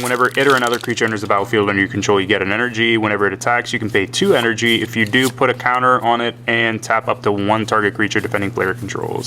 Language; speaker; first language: English; native; English